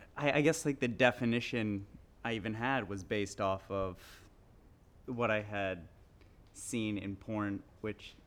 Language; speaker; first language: English; native; English